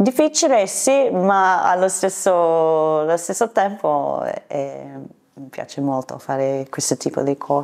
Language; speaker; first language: Italian; non-native, fluent; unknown